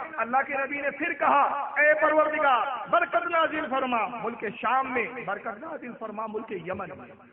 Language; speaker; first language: Urdu; native; Urdu